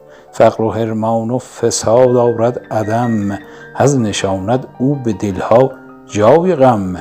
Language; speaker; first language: Persian; native; Persian